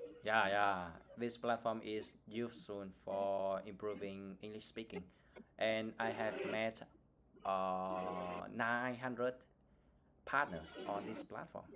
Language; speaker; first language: English; non-native, learner; Vietnamese